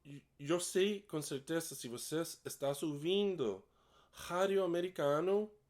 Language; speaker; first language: Portuguese; non-native, learner; English